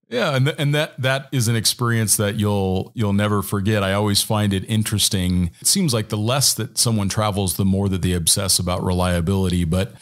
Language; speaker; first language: English; native; English